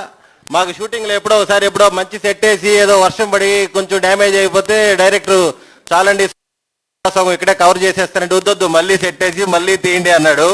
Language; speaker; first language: Telugu; native; Telugu